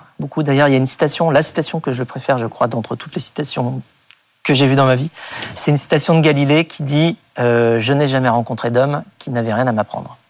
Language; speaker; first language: French; native; French